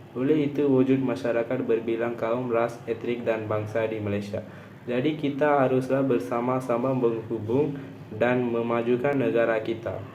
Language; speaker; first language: Malay; non-native, local second language; Tamil